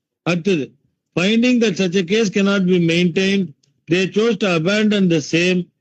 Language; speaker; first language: English; non-native, local second language; Tamil